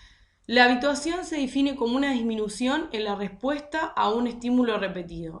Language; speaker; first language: Spanish; native; Spanish